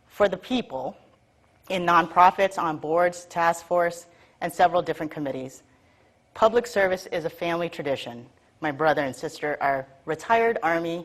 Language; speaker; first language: English; native; English